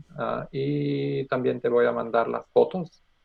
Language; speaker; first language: Spanish; non-native, learner; Macedonian